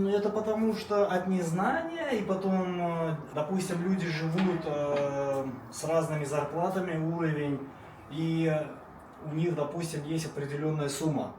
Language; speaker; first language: Russian; native; Russian